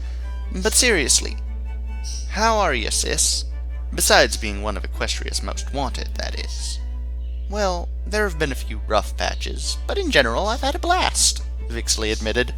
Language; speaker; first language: English; native; English